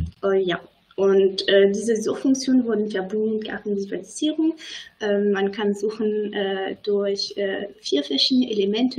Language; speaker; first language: German; non-native, fluent; French